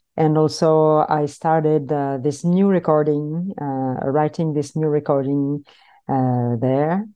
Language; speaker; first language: English; non-native, fluent; French